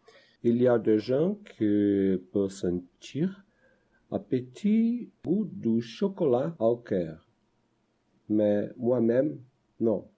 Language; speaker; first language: French; non-native, learner; Portuguese